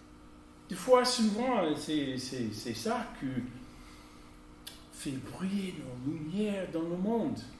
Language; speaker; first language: French; non-native, fluent; English